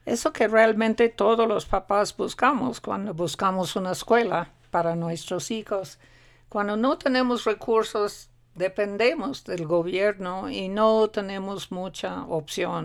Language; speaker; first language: Spanish; non-native, fluent; English